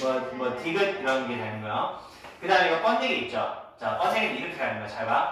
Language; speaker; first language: Korean; native; Korean